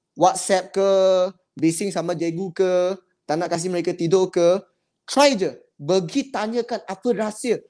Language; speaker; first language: Malay; non-native, local second language; Chinese